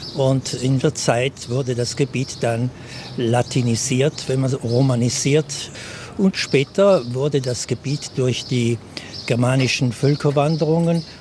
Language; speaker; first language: German; non-native, local second language; Ladin